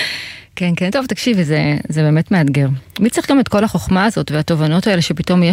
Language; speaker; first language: Hebrew; native; Hebrew